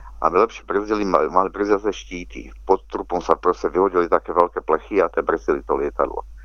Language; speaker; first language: Slovak; native; Slovak